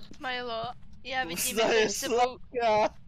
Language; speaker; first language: Czech; native; Czech